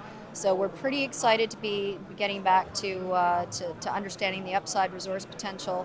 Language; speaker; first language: English; native; English